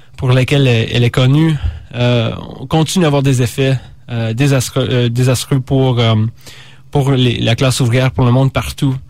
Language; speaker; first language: French; native; French